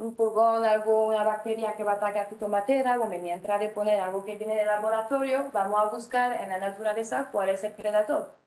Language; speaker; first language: Spanish; non-native, fluent; French